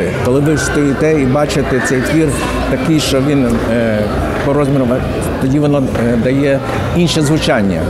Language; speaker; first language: Ukrainian; native; Ukrainian